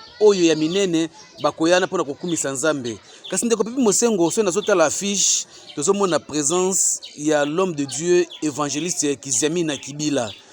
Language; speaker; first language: Lingala; native; Lingala